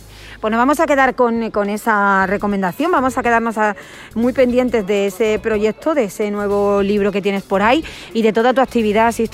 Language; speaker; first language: Spanish; native; Spanish